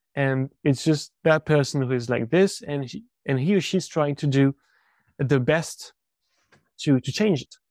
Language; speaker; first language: English; non-native, fluent; French